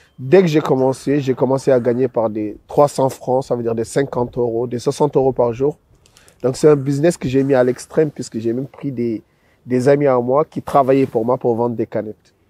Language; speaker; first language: French; non-native, local second language; Wolof